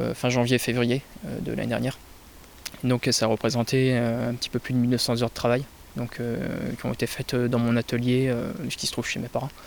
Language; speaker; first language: French; native; French